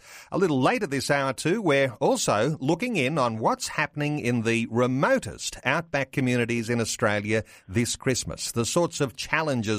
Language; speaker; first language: English; native; English